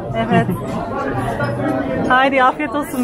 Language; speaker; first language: Turkish; non-native, fluent; Slovenian